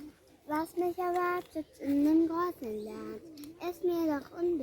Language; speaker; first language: German; early bilingual, other home language; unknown